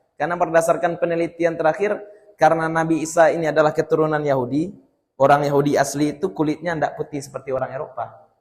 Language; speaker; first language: Malay; non-native, local second language; Minangkabau